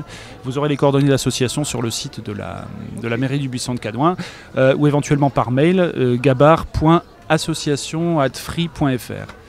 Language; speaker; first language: French; native; French